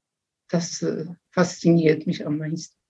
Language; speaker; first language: German; non-native, fluent; Polish